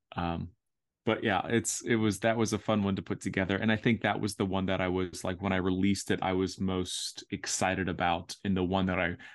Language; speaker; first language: English; native; English